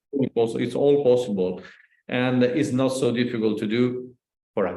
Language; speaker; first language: English; non-native, learner; Italian